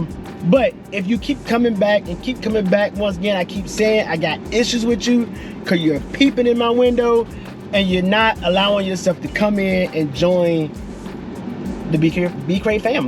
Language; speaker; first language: English; native; English